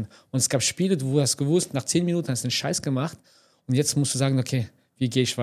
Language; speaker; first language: German; non-native, fluent; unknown